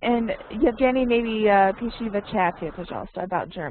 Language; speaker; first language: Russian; non-native, learner; English